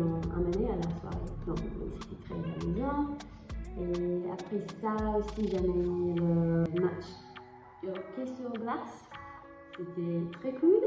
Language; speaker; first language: French; non-native, learner; English